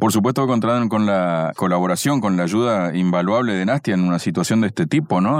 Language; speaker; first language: Spanish; native; Spanish